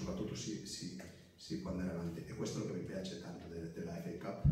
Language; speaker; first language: Italian; non-native, fluent; Spanish